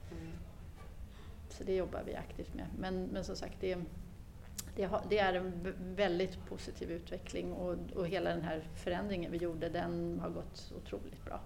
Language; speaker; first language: Swedish; native; Swedish